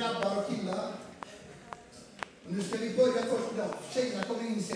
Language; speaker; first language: Swedish; non-native, fluent; Portuguese